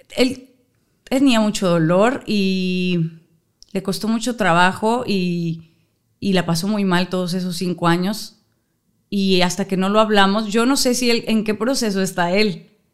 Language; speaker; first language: Spanish; native; Spanish